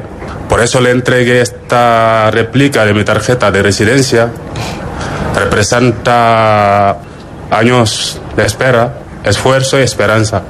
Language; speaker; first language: Spanish; non-native, fluent; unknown